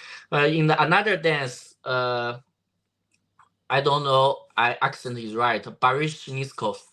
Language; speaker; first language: English; non-native, learner; Chinese